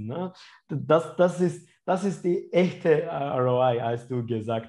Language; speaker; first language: German; non-native, fluent; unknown